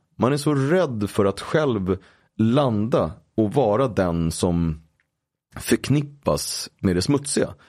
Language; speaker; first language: Swedish; native; Swedish